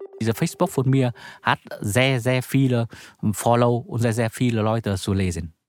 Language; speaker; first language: German; non-native, learner; Vietnamese